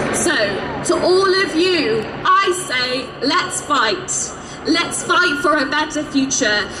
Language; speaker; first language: English; native; English